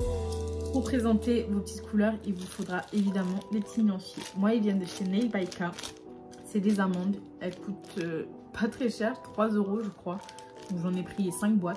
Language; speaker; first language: French; native; French